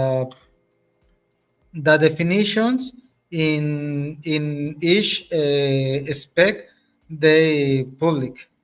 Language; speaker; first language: English; non-native, learner; Spanish